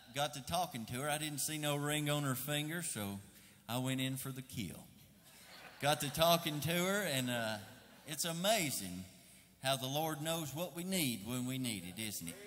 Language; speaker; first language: English; native; English